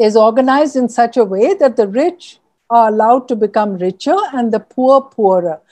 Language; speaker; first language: English; non-native, local second language; Urdu